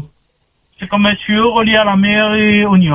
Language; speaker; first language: French; non-native, local second language; Réunion Creole French